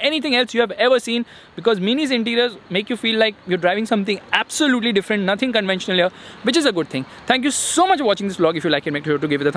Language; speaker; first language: English; non-native, local second language; Hindi